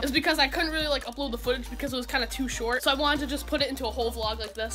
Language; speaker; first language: English; native; English